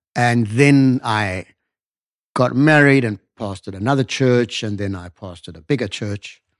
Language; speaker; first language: English; native; English